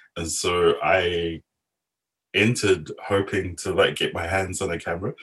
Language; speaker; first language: English; native; English